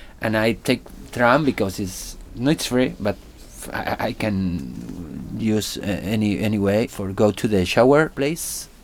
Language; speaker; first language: English; non-native, learner; Spanish